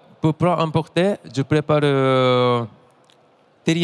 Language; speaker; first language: French; non-native, learner; Japanese